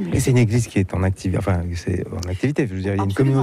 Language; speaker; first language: French; native; French